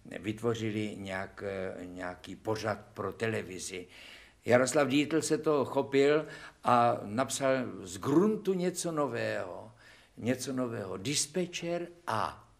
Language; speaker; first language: Czech; native; Czech